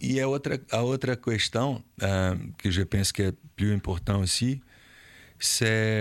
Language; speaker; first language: French; non-native, learner; Portuguese